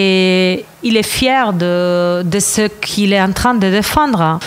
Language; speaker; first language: French; non-native, fluent; Catalan